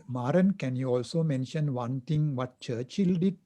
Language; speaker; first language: English; non-native, local second language; Sinhala